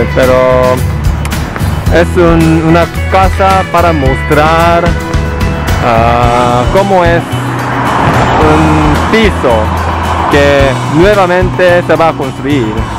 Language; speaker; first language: Spanish; non-native, fluent; Korean